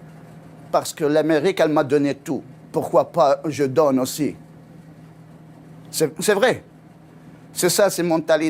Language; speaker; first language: French; non-native, learner; Arabic